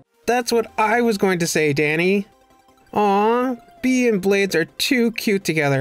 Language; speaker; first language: English; native; English